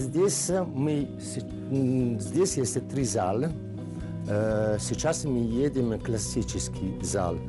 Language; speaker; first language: Russian; non-native, learner; Italian